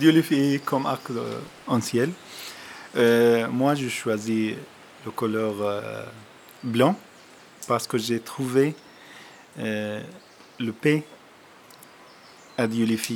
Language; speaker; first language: French; non-native, learner; Arabic